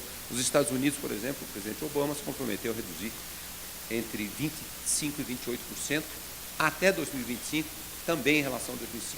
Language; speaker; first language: Portuguese; native; Portuguese